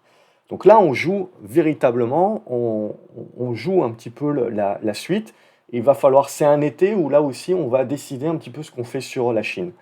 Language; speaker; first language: French; native; French